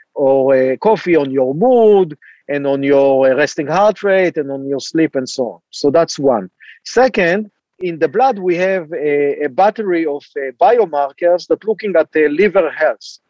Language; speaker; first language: English; non-native, fluent; Hebrew